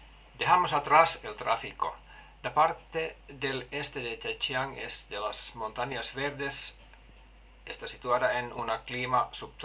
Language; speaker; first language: Spanish; non-native, fluent; Finnish